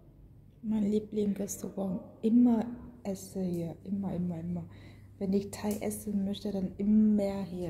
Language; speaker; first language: German; non-native, learner; Thai